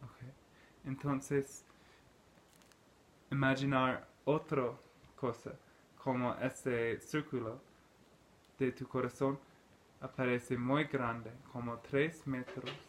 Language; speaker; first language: Spanish; non-native, learner; English